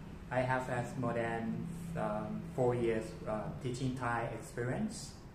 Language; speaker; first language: English; non-native, fluent; Thai